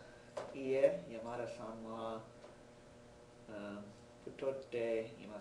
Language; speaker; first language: Japanese; non-native, learner; English